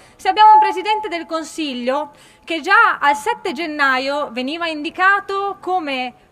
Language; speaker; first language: Italian; native; Italian